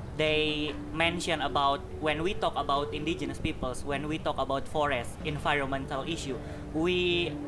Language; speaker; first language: English; non-native, fluent; Indonesian